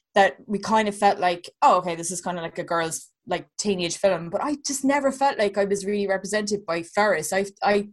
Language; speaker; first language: English; native; English